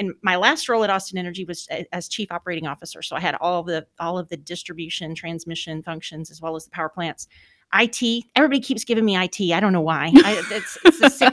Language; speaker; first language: English; native; English